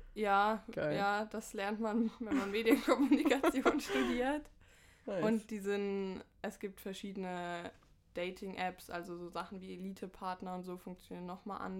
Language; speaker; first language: German; native; German